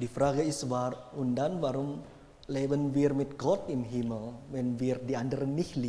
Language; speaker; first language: German; non-native, fluent; Indonesian